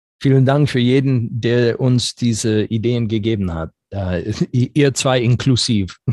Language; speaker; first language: German; non-native, fluent; English